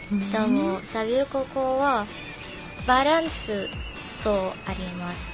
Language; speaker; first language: Japanese; non-native, learner; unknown